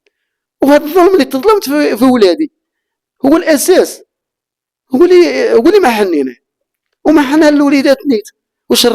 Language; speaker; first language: Arabic; native; Arabic